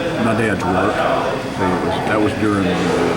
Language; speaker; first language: English; native; English